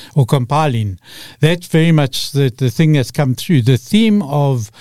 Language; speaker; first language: English; native; English